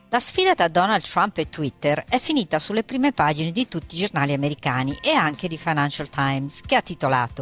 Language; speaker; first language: Italian; native; Italian